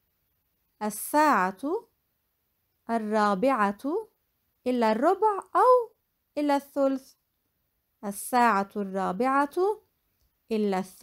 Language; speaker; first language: Arabic; non-native, fluent; English